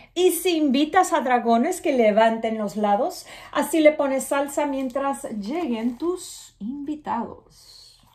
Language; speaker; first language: Spanish; early bilingual, other home language; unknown